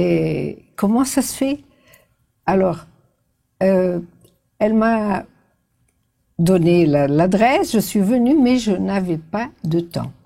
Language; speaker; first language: French; non-native, fluent; Portuguese